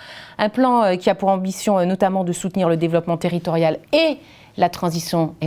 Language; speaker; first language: French; native; French